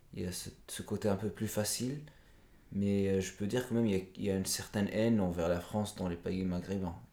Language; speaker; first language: French; non-native, local second language; Arabic